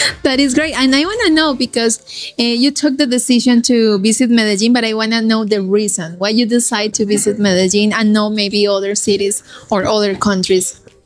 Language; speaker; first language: English; non-native, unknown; Spanish